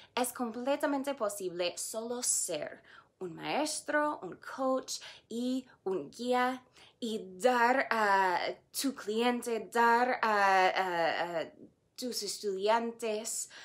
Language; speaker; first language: Spanish; non-native, fluent; English